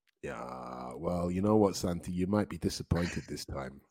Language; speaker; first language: English; native; English